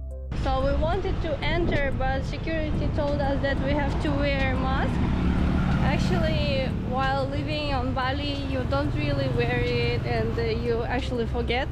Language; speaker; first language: English; non-native, fluent; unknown